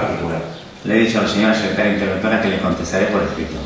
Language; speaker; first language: Spanish; non-native, local second language; Catalan